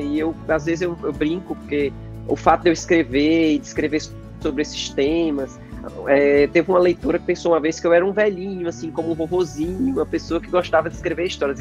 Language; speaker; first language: Portuguese; native; Portuguese